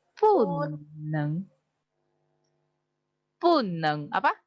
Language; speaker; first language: Chinese; non-native, fluent; Indonesian